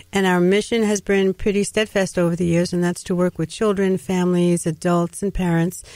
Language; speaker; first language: English; native; English